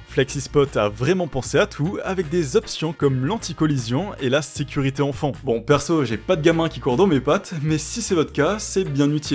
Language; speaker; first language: French; native; French